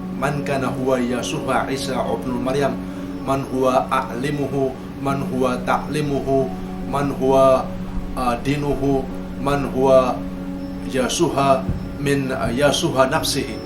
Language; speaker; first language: Arabic; non-native, learner; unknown